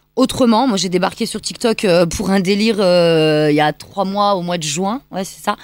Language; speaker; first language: French; native; French